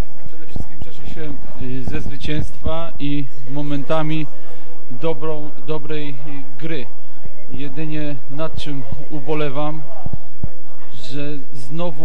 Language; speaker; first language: Polish; native; Polish